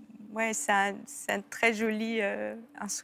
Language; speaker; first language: French; non-native, fluent; Korean